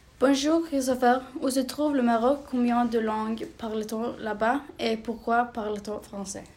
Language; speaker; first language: French; non-native, learner; Norwegian